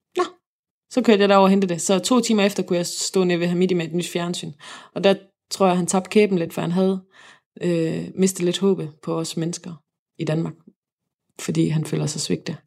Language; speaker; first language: Danish; native; Danish